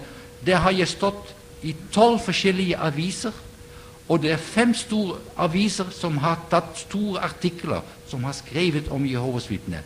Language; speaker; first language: Norwegian; non-native, fluent; Dutch